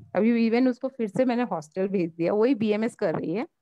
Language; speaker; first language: Hindi; native; Hindi